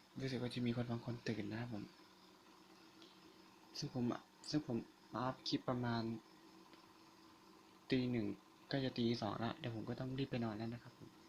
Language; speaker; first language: Thai; native; Thai